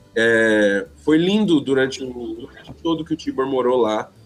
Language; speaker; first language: Portuguese; native; Portuguese